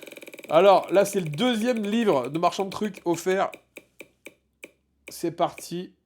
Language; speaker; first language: French; native; French